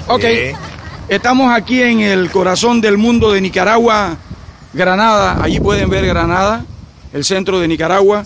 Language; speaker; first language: Spanish; native; Spanish